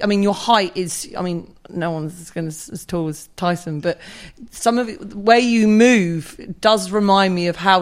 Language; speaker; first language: English; native; English